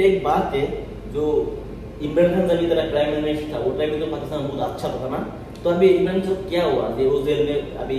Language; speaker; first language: Hindi; non-native, learner; Bangla